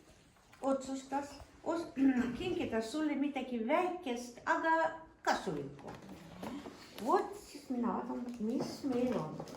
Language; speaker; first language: Estonian; non-native, local second language; Russian